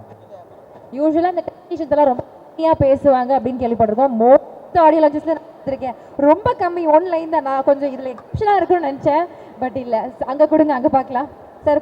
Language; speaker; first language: Tamil; native; Tamil